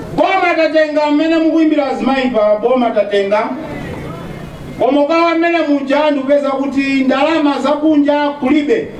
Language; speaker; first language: Nyanja; non-native, local second language; Tumbuka